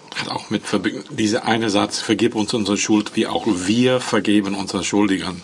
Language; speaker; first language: German; non-native, fluent; English